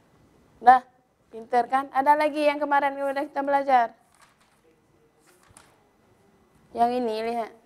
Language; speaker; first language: Indonesian; native; Indonesian